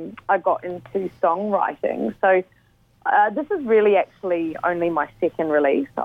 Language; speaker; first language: English; native; English